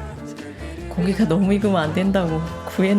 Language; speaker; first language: Korean; native; Korean